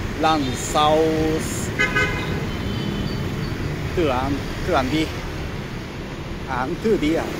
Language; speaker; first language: Vietnamese; non-native, learner; Japanese